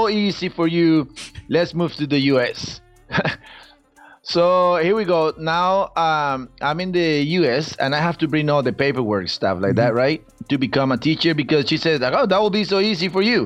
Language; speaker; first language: English; non-native, fluent; Spanish